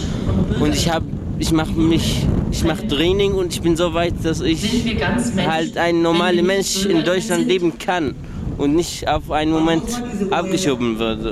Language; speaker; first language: German; early bilingual, other home language; Arabic